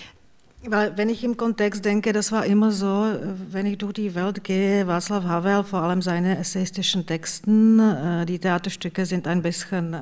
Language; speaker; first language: German; non-native, fluent; Czech